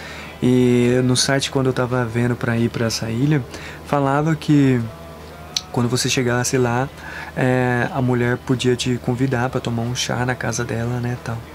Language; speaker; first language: Portuguese; native; Portuguese